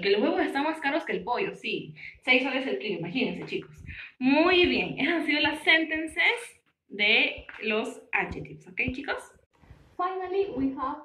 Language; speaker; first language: Spanish; native; Spanish